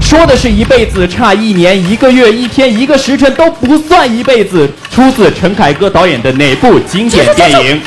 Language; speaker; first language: Chinese; native; Chinese